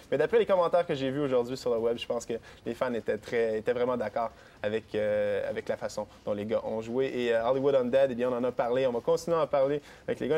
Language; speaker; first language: French; native; French